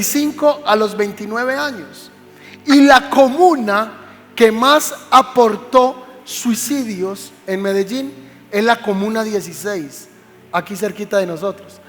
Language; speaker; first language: Spanish; native; Spanish